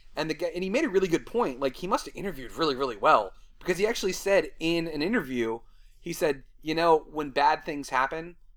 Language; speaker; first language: English; native; English